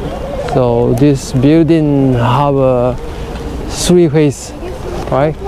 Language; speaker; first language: English; non-native, learner; Japanese